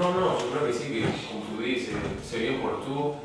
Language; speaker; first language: French; non-native, learner; Spanish